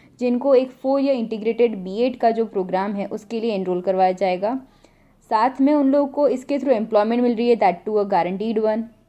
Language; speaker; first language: Hindi; non-native, local second language; Gujarati